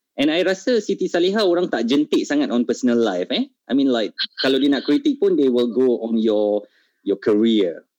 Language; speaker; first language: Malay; native; Malay